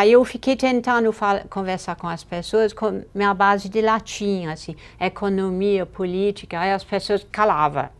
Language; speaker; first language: Portuguese; non-native, fluent; English